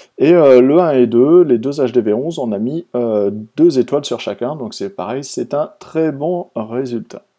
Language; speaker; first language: French; native; French